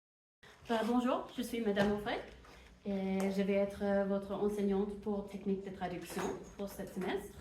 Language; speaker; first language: French; non-native, fluent; English